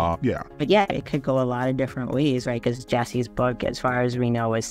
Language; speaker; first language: English; native; English